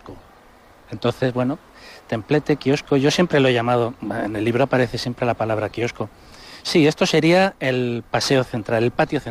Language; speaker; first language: Spanish; native; Spanish